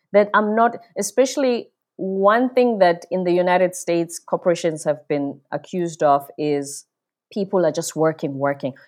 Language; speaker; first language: English; non-native, local second language; Zulu